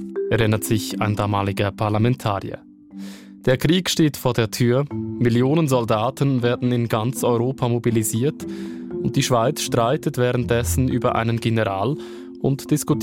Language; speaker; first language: German; native; German